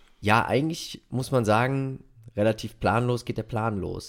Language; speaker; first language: German; native; German